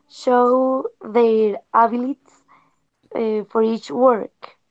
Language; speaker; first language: English; non-native, learner; Spanish